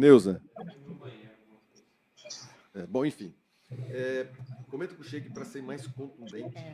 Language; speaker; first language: Portuguese; native; Portuguese